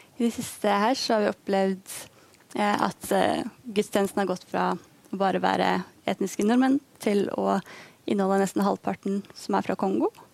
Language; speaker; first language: Norwegian; native; Norwegian